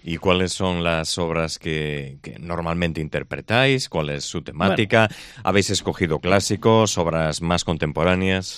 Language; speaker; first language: Spanish; native; Spanish